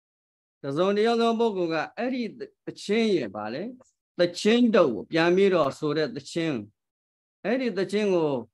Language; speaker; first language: Burmese; native; Burmese